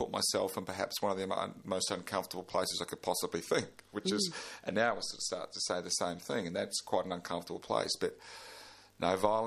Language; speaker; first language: English; native; English